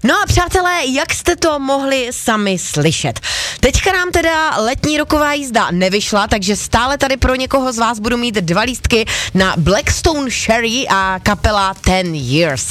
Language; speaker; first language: Czech; native; Czech